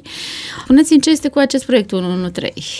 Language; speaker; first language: Romanian; native; Romanian